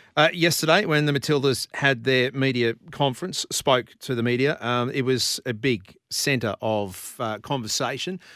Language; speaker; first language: English; native; English